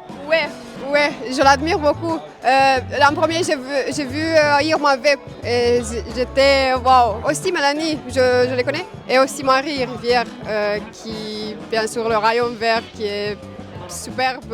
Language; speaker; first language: French; non-native, fluent; Romanian